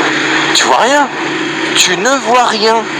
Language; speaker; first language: French; native; French